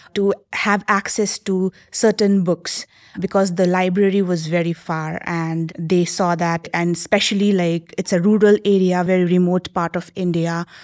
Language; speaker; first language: English; non-native, local second language; Nepali